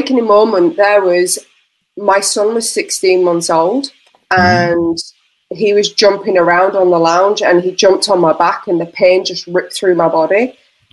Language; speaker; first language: English; native; English